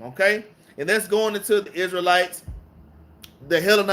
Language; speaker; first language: English; native; English